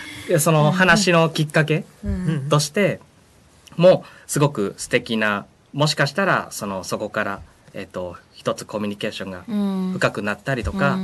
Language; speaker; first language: Japanese; non-native, fluent; Vietnamese